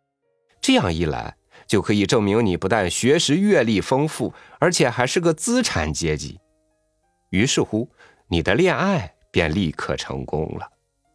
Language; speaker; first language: Chinese; native; Chinese